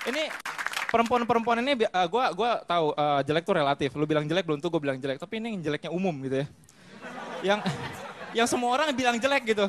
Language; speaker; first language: Indonesian; native; Indonesian